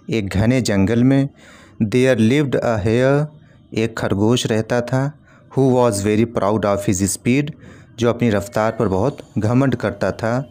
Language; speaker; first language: Hindi; native; Hindi